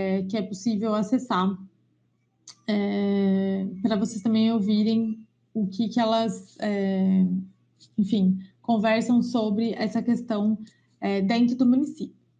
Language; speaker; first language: Portuguese; native; Portuguese